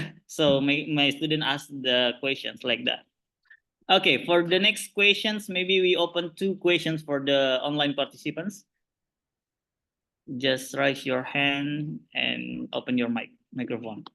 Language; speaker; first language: English; non-native, learner; Indonesian